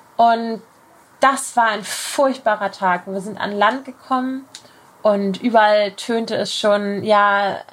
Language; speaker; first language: German; native; German